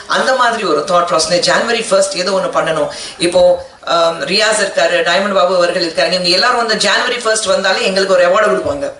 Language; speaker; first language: Tamil; non-native, fluent; Hindi